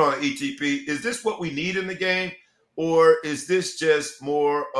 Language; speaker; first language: English; native; English